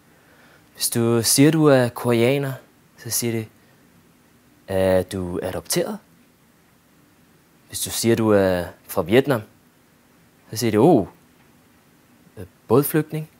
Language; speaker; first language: Danish; early bilingual, other home language; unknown